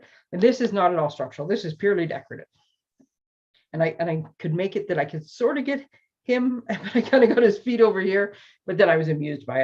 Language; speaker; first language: English; native; English